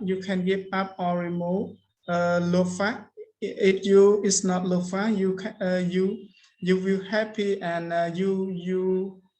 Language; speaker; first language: English; non-native, learner; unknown